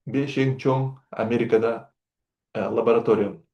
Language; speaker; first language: Russian; non-native, local second language; Kyrgyz